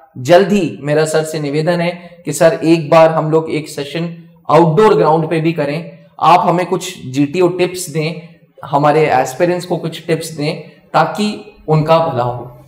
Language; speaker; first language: Hindi; native; Hindi